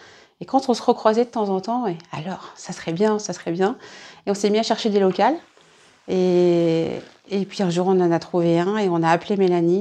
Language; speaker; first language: French; native; French